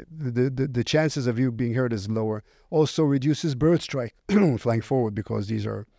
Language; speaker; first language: English; non-native, fluent; Hebrew